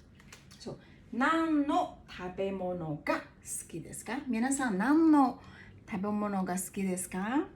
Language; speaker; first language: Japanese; non-native, fluent; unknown